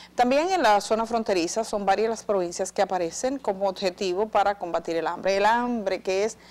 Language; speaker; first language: Spanish; native; Spanish